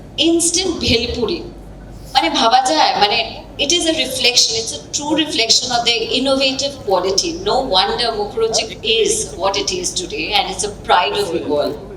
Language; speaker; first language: English; non-native, local second language; Bangla